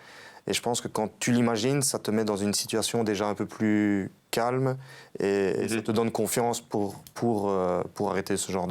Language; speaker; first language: French; native; French